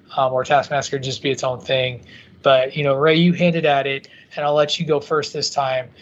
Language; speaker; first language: English; native; English